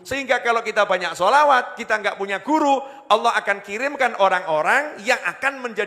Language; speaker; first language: Indonesian; native; Indonesian